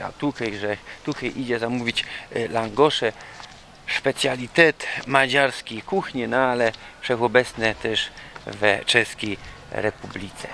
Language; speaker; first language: Polish; non-native, local second language; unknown